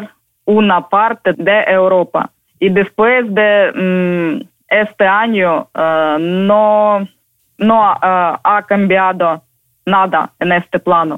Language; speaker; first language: Spanish; non-native, learner; Ukrainian